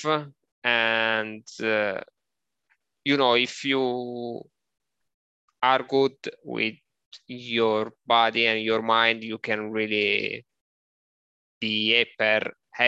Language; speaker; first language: English; non-native, learner; Italian